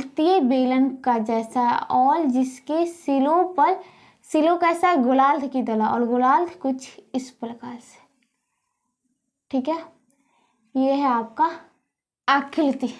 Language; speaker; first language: Hindi; native; Hindi